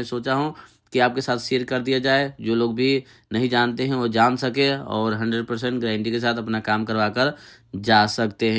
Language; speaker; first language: Hindi; native; Hindi